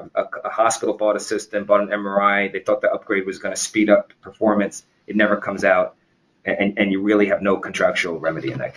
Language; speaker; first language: English; native; English